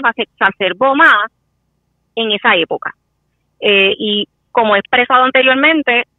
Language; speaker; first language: Spanish; native; Spanish